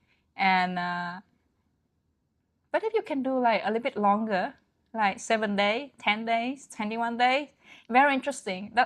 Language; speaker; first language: English; non-native, fluent; Vietnamese